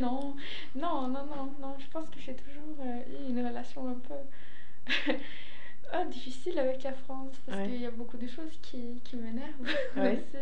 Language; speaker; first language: French; non-native, fluent; Swedish